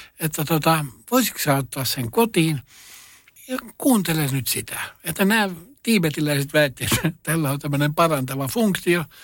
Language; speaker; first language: Finnish; non-native, local second language; Swedish